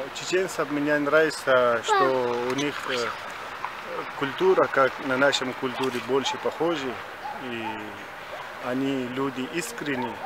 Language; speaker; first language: Russian; non-native, local second language; Kyrgyz